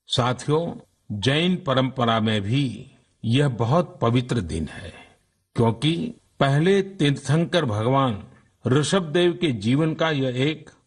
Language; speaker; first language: Hindi; non-native, local second language; Gujarati